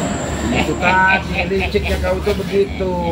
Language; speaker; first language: Indonesian; native; Indonesian